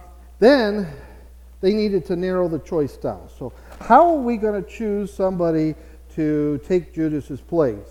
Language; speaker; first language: English; native; English